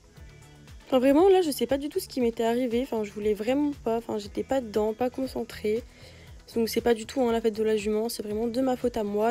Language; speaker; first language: French; native; French